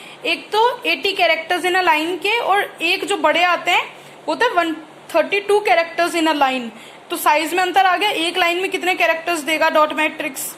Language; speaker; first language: Hindi; native; Hindi